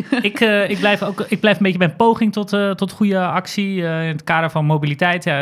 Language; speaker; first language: Dutch; native; Dutch